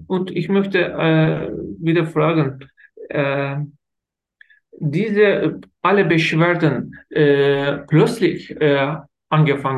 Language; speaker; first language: German; non-native, learner; Turkish